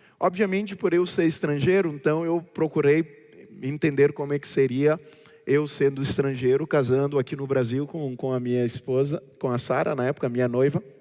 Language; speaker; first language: Portuguese; non-native, local second language; Kabuverdianu